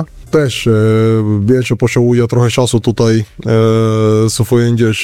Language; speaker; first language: Polish; non-native, learner; Spanish